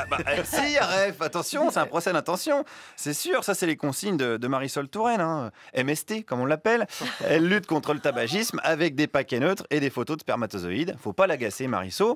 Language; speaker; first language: French; native; French